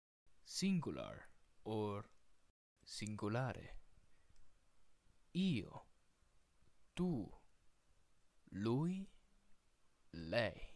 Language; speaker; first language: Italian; non-native, fluent; Filipino